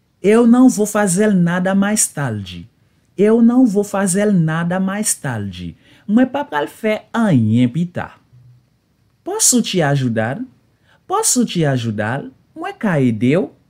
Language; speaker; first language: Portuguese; non-native, learner; Haitian Creole